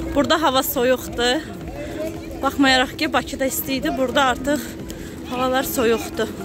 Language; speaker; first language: Azerbaijani; early bilingual, heritage; Azerbaijani